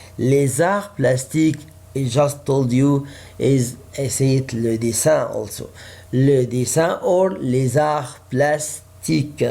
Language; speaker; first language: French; non-native, fluent; Arabic